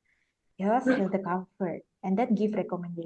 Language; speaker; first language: English; non-native, fluent; Indonesian